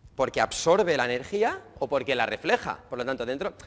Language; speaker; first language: Spanish; native; Spanish